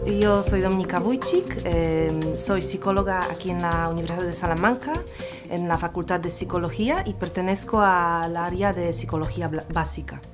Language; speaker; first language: Spanish; non-native, fluent; Polish